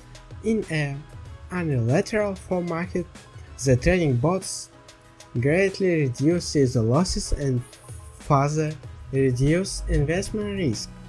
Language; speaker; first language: English; non-native, learner; Russian